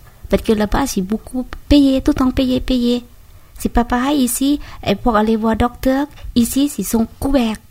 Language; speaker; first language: French; non-native, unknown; Thai